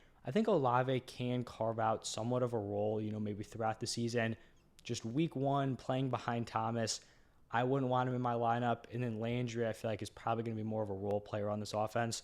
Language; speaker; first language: English; native; English